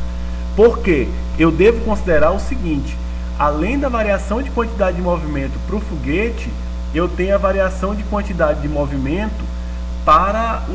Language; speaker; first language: Portuguese; native; Portuguese